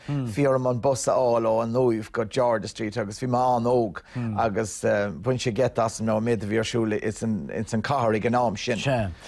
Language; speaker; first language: Irish; non-native, local second language; English